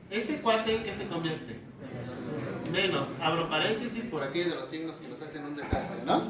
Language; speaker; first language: Spanish; native; Spanish